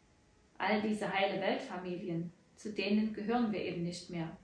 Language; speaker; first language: German; native; German